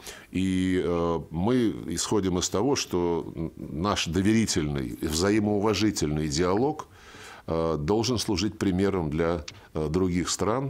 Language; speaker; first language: Russian; native; Russian